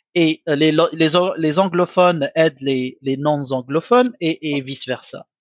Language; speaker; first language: French; non-native, local second language; Arabic